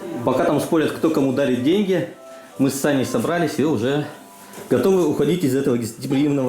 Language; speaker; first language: Russian; native; Russian